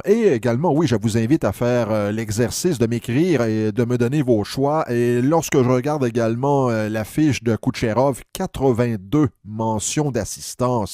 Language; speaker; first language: French; native; French